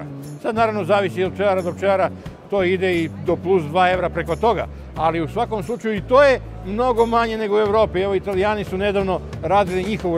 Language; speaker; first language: Serbian; native; Serbian